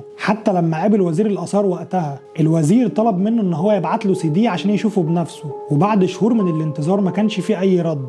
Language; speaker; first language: Arabic; native; Arabic